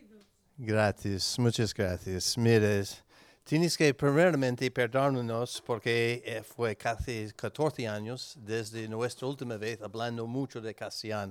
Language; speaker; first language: Spanish; non-native, learner; English